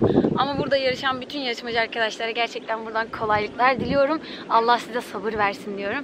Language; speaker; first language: Turkish; native; Turkish